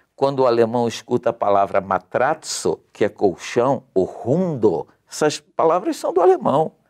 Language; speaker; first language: Portuguese; native; Portuguese